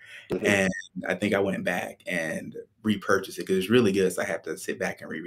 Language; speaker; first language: English; native; English